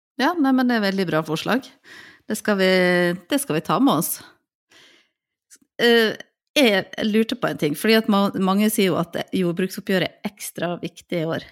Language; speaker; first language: Norwegian; native; Norwegian